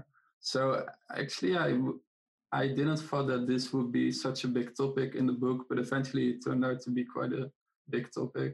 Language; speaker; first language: English; non-native, fluent; Dutch